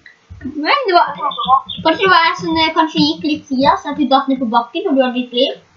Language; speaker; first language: Norwegian; native; Norwegian